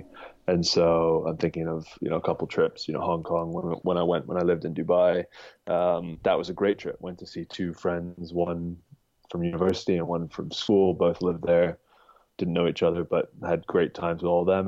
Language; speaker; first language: English; native; English